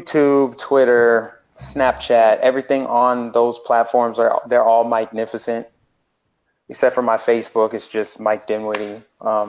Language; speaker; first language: English; native; English